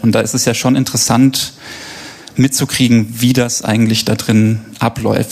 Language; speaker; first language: German; native; German